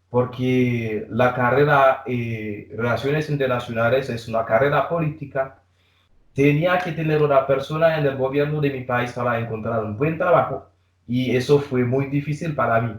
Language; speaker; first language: Spanish; non-native, learner; Haitian Creole